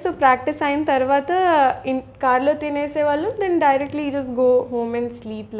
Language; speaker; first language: Telugu; early bilingual, heritage; Telugu